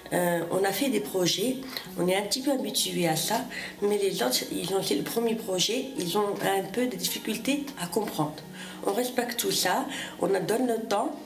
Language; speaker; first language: French; non-native, fluent; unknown